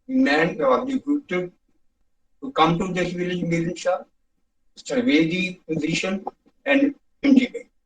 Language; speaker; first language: English; non-native, local second language; Punjabi